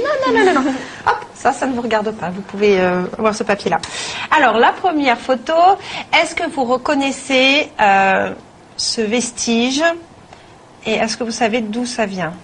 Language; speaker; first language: French; native; French